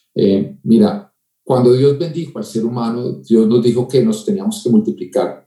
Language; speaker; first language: Spanish; native; Spanish